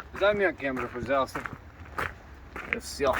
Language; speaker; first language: Russian; non-native, learner; English